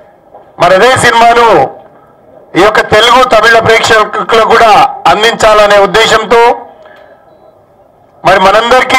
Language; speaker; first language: Telugu; native; Telugu